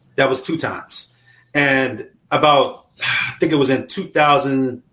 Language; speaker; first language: English; native; English